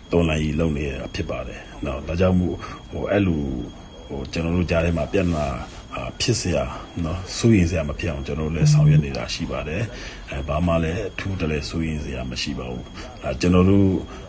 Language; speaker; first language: Burmese; non-native, local second language; Shwe Palaung